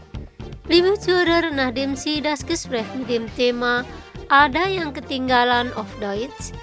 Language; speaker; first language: German; non-native, fluent; Indonesian